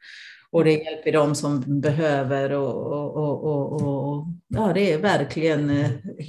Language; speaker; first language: Swedish; non-native, fluent; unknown